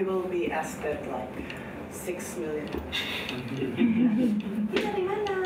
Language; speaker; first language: English; non-native, fluent; German